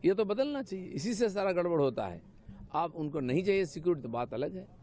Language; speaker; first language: Hindi; non-native, local second language; Bangla